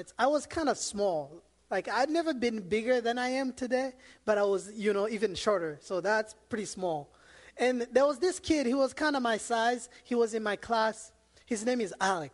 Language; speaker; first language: English; non-native, local second language; Kinyarwanda